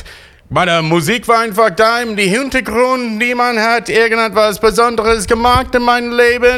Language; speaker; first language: German; non-native, learner; English